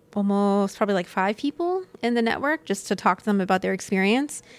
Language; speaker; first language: English; native; English